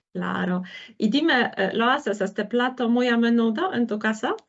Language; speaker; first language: Spanish; non-native, fluent; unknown